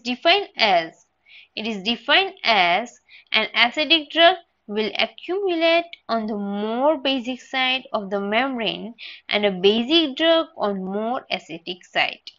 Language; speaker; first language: English; non-native, local second language; Gujarati